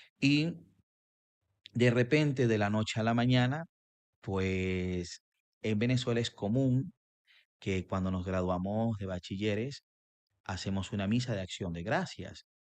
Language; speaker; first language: Spanish; native; Spanish